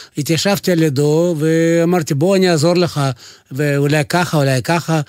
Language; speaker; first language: Hebrew; non-native, fluent; Russian